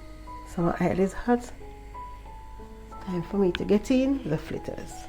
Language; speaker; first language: English; non-native, local second language; Jamaican Creole English